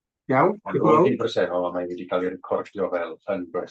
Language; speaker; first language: Welsh; native; Welsh